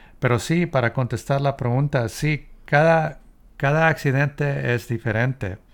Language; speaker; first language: Spanish; early bilingual, heritage; Spanish